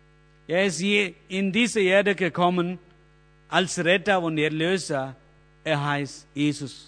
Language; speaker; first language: German; non-native, learner; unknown